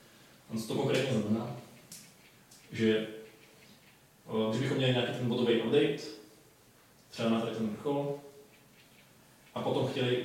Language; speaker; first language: Czech; native; Czech